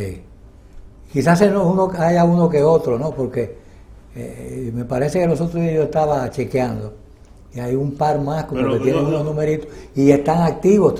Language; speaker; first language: Spanish; native; Spanish